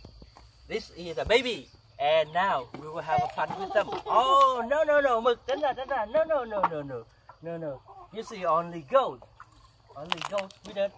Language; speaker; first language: English; non-native, learner; Vietnamese